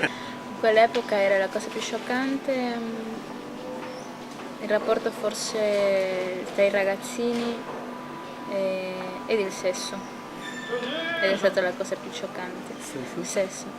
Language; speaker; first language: Italian; non-native, fluent; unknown